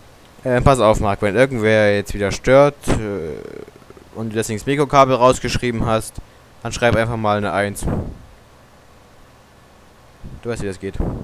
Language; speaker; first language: German; native; German